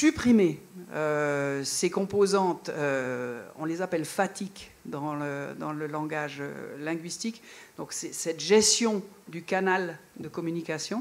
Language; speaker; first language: French; native; French